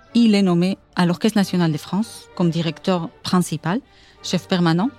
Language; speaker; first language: French; non-native, fluent; Portuguese